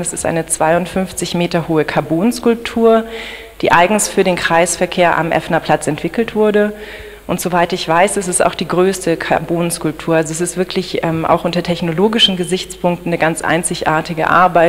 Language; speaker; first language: German; native; German